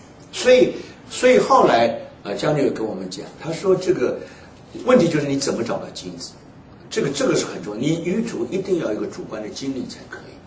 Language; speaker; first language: Chinese; native; Chinese